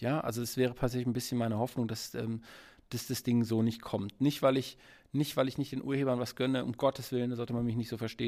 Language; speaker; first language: German; native; German